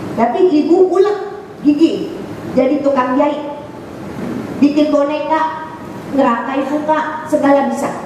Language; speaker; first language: Indonesian; native; Indonesian